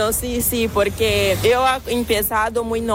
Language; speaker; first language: Spanish; non-native, fluent; Portuguese